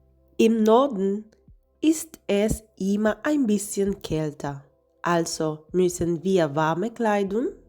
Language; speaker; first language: German; non-native, fluent; Spanish